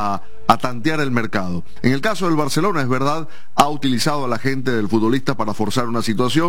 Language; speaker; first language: Spanish; native; Spanish